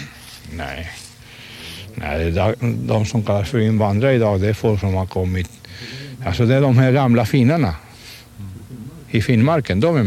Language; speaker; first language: Swedish; non-native, fluent; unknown